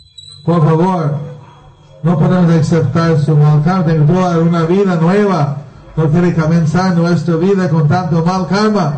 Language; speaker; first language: Spanish; non-native, learner; Bangla